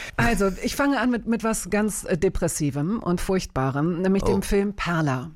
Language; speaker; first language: German; native; German